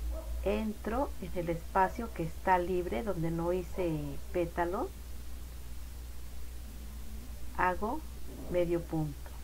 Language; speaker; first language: Spanish; native; Spanish